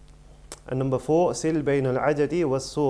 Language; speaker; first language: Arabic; non-native, fluent; English